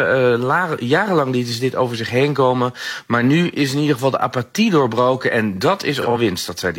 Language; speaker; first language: Dutch; native; Dutch